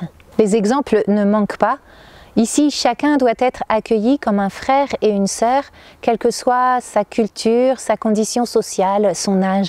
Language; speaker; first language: French; native; French